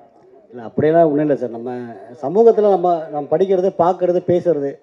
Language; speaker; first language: Tamil; native; Tamil